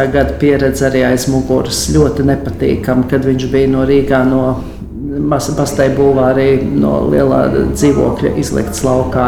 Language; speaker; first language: Latvian; native; Latvian